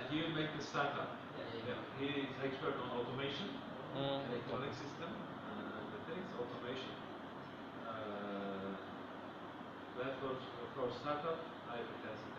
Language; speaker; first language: English; non-native, fluent; Turkish